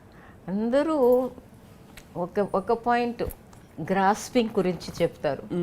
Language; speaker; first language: Telugu; non-native, local second language; Tamil